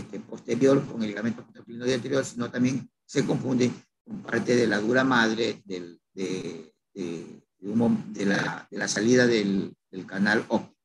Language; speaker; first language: Spanish; native; Spanish